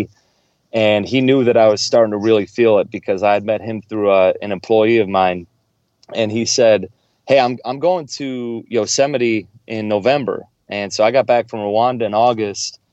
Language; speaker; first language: English; native; English